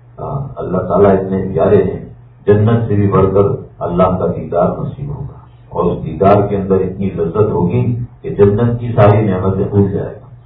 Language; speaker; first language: Urdu; native; Urdu